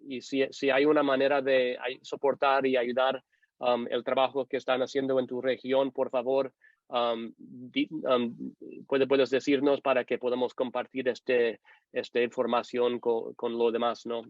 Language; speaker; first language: Spanish; non-native, fluent; English